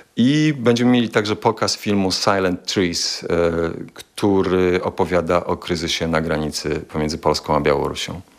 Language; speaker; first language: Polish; native; Polish